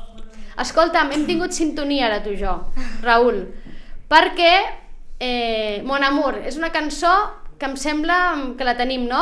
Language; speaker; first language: Catalan; native; Catalan